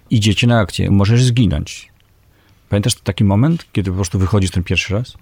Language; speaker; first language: Polish; native; Polish